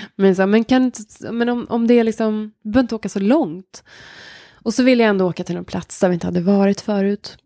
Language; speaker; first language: Swedish; native; Swedish